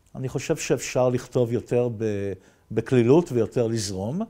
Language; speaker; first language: Hebrew; native; Hebrew